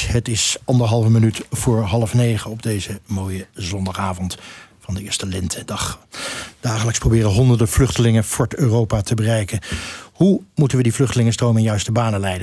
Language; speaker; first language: Dutch; native; Dutch